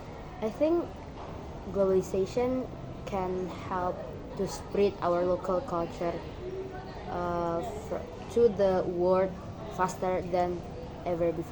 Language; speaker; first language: English; non-native, learner; Indonesian